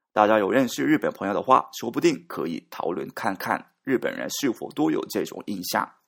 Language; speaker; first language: Chinese; non-native, learner; Japanese